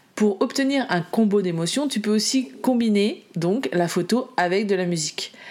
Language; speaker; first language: French; native; French